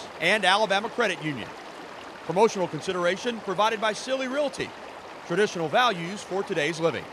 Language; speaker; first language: English; native; English